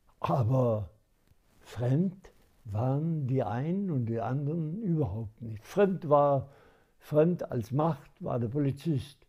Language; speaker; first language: German; non-native, local second language; Upper Sorbian